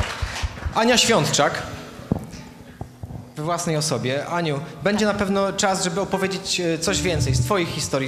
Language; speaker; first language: Polish; native; Polish